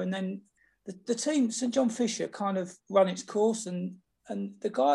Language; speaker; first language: English; native; English